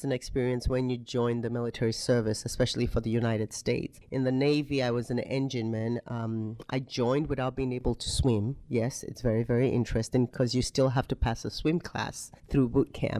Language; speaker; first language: English; non-native, local second language; Yoruba